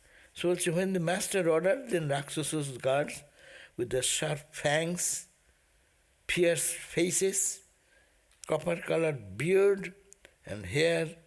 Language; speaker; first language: English; non-native, local second language; Bangla